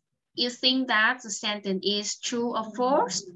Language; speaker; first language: English; non-native, fluent; Vietnamese